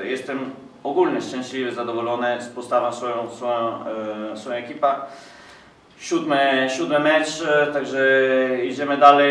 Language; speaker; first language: Polish; non-native, fluent; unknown